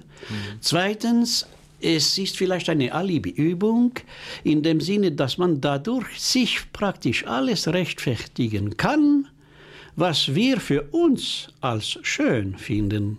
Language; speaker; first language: German; non-native, local second language; French